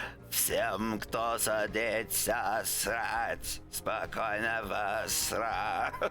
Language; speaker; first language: Russian; non-native, learner; English